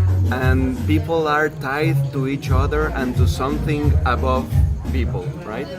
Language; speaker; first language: English; non-native, fluent; Spanish